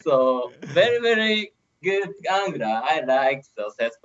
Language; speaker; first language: English; non-native, learner; Japanese